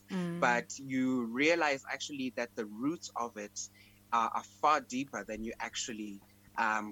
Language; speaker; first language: English; non-native, local second language; Xhosa